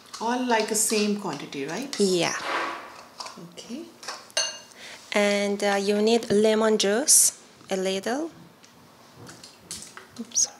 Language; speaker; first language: English; non-native, learner; Persian